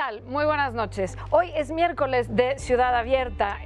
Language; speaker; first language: Spanish; native; Spanish